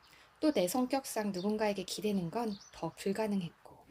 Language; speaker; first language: Korean; native; Korean